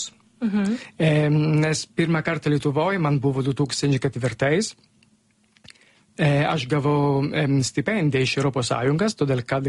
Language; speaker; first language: Lithuanian; non-native, learner; Italian